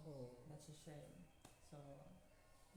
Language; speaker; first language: English; non-native, learner; Indonesian